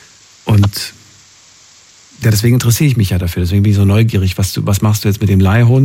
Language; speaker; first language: German; native; German